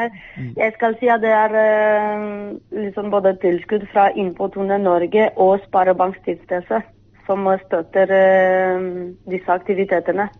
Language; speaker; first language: Norwegian; non-native, fluent; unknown